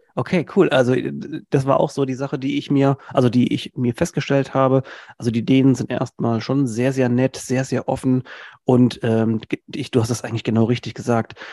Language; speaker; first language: German; native; German